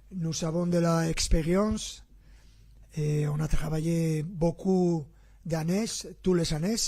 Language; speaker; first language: French; non-native, fluent; Spanish